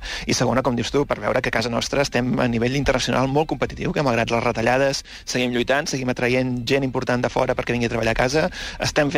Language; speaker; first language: Catalan; native; Catalan